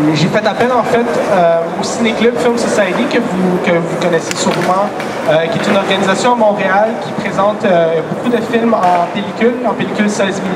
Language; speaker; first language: French; native; French